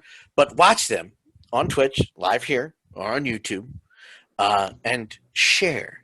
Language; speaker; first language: English; native; English